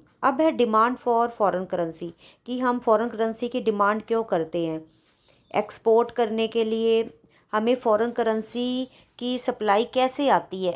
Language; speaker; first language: Hindi; non-native, local second language; Punjabi